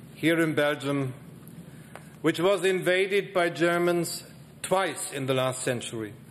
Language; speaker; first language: English; non-native, fluent; German